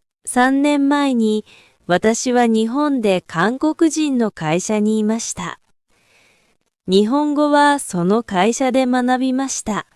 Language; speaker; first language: Japanese; non-native, fluent; Korean